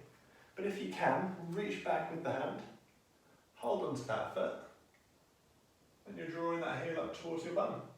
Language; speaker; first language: English; native; English